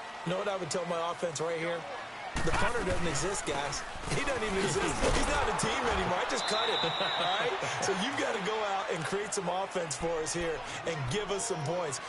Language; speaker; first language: English; native; English